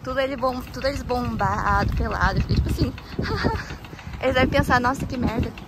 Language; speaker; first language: Portuguese; native; Portuguese